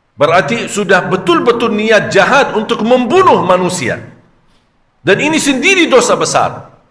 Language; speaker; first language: Malay; non-native, fluent; Arabic